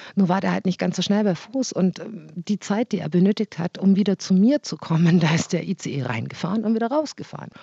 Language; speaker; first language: German; native; German